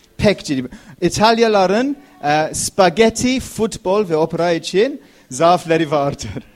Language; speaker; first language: Turkish; non-native, fluent; English